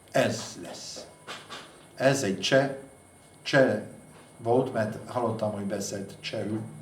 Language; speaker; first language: Hungarian; non-native, fluent; French